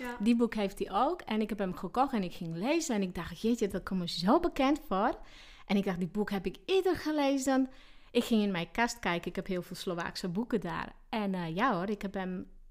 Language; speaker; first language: Dutch; non-native, fluent; Slovak